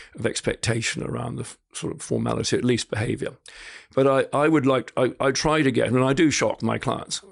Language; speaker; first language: English; native; English